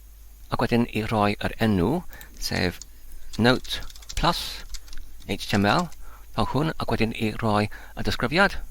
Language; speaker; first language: Welsh; non-native, learner; English